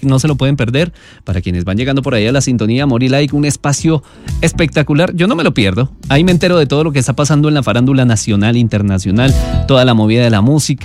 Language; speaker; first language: Spanish; native; Spanish